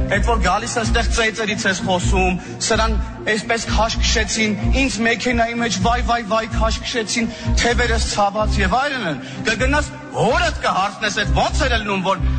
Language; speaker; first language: Armenian; native; Armenian